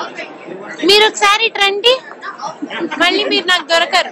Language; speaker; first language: Telugu; native; Telugu